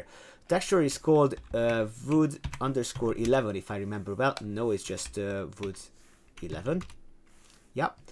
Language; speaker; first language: English; non-native, fluent; Hungarian